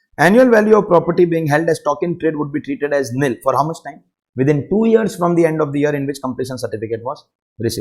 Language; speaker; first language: English; non-native, local second language; Hindi